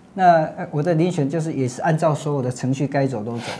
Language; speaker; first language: Chinese; native; Chinese